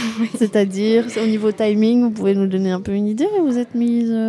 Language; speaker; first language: French; native; French